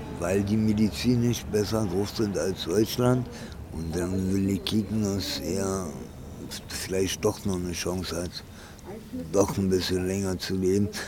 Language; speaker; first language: German; early bilingual, other home language; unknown